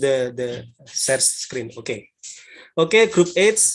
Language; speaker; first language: English; non-native, learner; Indonesian